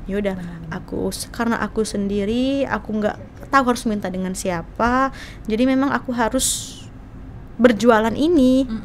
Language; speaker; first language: Indonesian; native; Indonesian